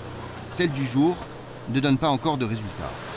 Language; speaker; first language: French; native; French